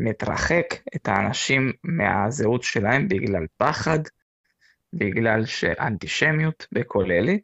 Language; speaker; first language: Hebrew; non-native, fluent; Spanish